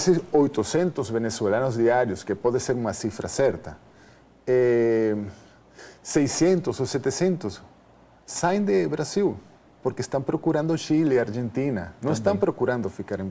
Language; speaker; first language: Portuguese; non-native, fluent; Spanish